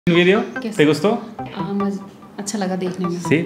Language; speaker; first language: Spanish; non-native, learner; Hindi